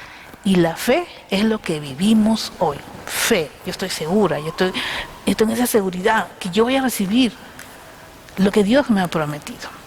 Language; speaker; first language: Spanish; native; Spanish